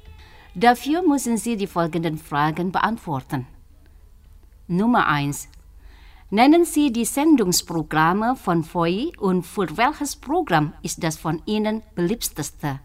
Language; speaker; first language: German; non-native, fluent; Indonesian